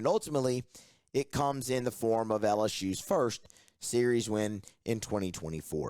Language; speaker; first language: English; native; English